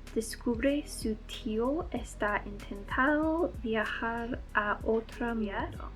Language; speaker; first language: Spanish; non-native, learner; English